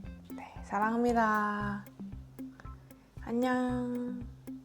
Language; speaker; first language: Korean; non-native, fluent; Chinese